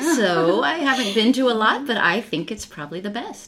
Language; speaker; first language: English; native; English